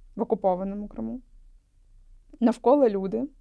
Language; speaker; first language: Ukrainian; non-native, local second language; Russian